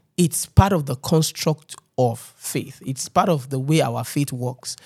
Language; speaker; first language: English; non-native, local second language; Yoruba